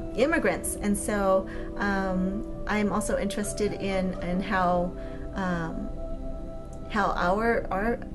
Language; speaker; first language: English; native; English